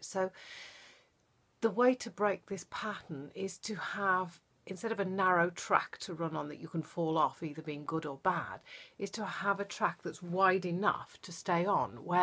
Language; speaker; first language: English; native; English